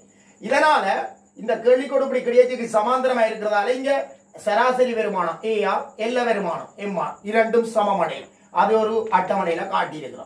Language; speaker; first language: Tamil; native; Tamil